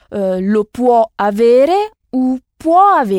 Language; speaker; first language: Italian; non-native, fluent; French